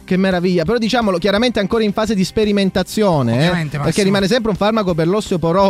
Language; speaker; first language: Italian; native; Italian